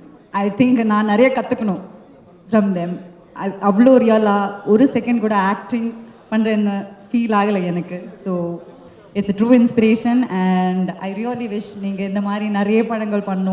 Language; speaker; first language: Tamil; non-native, learner; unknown